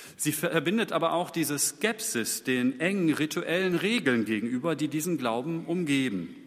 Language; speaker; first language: German; native; German